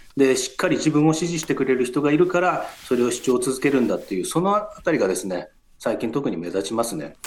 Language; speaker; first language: Japanese; native; Japanese